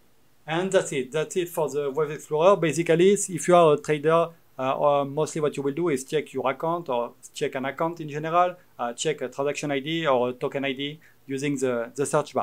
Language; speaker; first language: English; non-native, fluent; French